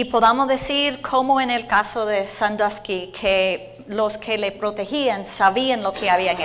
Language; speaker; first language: Spanish; non-native, fluent; English